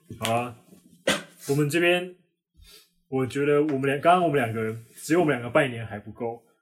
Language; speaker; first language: Chinese; native; Chinese